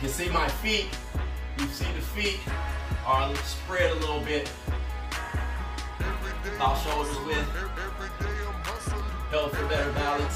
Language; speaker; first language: English; native; English